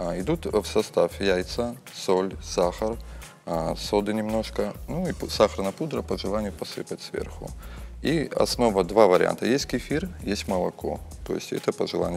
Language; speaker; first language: Russian; native; Russian